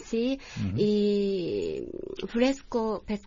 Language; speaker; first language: Spanish; non-native, learner; Japanese